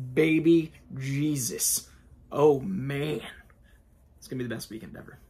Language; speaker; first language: English; native; English